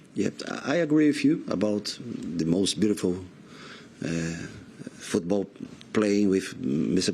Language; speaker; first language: English; non-native, learner; Portuguese